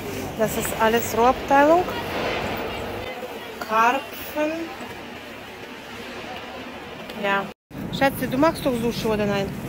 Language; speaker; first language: German; non-native, fluent; Latvian